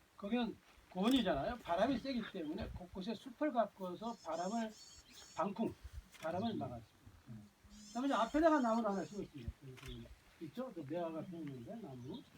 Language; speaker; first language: Korean; native; Korean